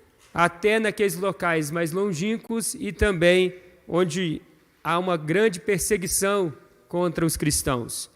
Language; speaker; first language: Portuguese; native; Portuguese